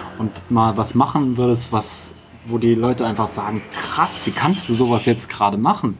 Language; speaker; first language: German; native; German